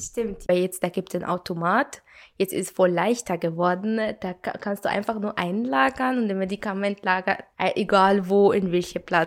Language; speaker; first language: German; non-native, learner; Arabic